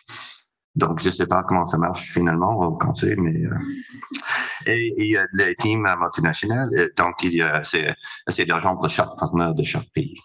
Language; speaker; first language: French; non-native, fluent; English